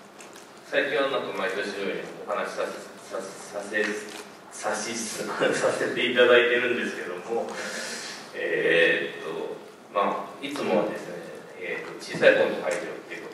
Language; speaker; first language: Japanese; native; Japanese